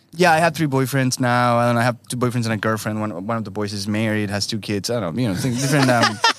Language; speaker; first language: English; non-native, fluent; Spanish